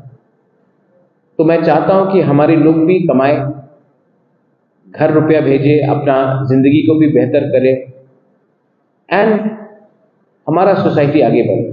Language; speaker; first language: Hindi; non-native, local second language; Kok Borok